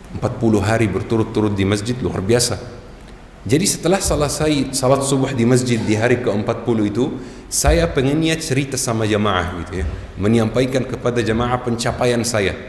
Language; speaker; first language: Indonesian; non-native, fluent; Arabic